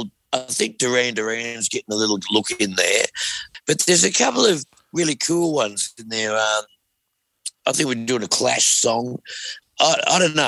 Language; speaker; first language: English; native; English